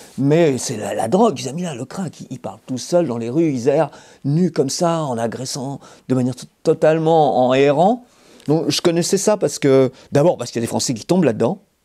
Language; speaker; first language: French; native; French